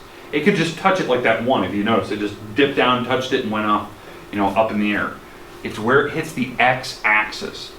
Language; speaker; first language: English; native; English